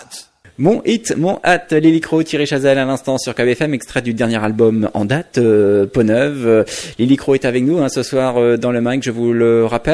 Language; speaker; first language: French; native; French